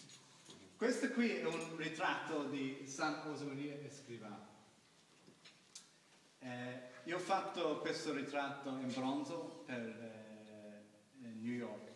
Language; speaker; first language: Italian; non-native, learner; English